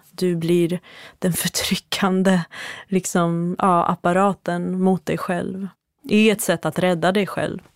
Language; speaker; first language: Swedish; early bilingual, other home language; Central Kurdish